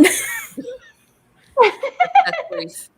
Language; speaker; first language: English; native; English